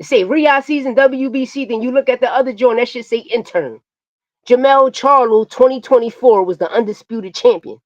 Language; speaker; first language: English; native; English